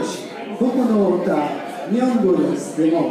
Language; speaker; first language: Japanese; non-native, learner; French